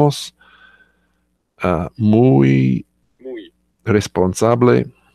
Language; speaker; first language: Spanish; non-native, learner; English